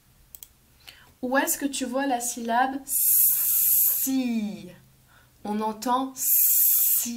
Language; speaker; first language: French; native; French